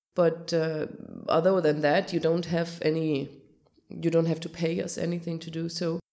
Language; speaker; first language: English; non-native, fluent; German